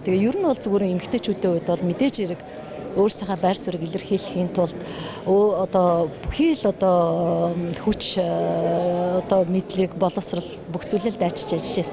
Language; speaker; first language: Mongolian; native; Mongolian